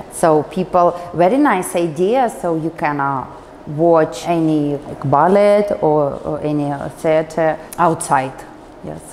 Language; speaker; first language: English; non-native, fluent; Russian